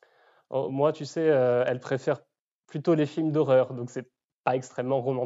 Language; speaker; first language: French; native; French